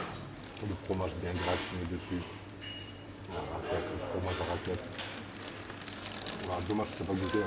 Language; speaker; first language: French; native; French